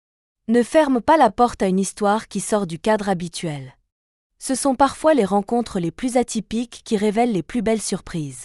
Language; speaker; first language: French; native; French